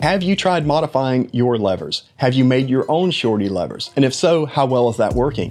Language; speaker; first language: English; native; English